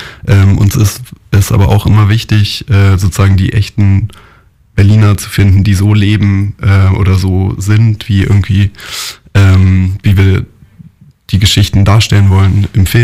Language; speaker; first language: German; native; German